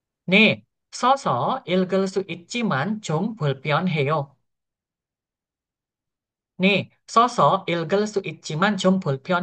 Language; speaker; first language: Korean; non-native, fluent; Indonesian